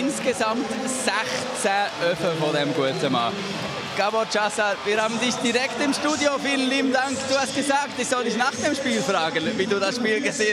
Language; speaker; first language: German; native; German